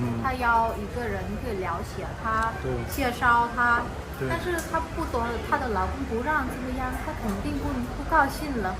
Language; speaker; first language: Chinese; non-native, learner; Vietnamese